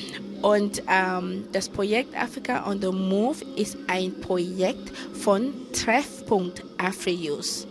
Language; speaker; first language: German; non-native, fluent; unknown